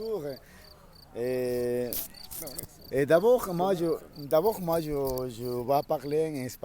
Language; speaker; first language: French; non-native, learner; Spanish